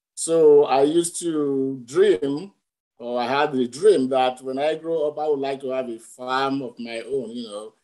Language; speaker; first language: English; non-native, local second language; Yoruba